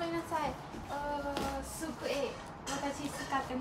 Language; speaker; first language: Japanese; non-native, learner; Cebuano